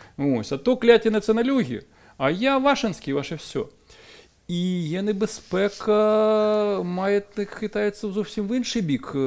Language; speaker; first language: Ukrainian; non-native, local second language; Russian